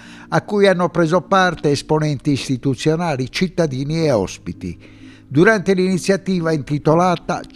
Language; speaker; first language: Italian; native; Italian